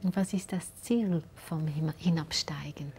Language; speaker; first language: German; non-native, fluent; Dutch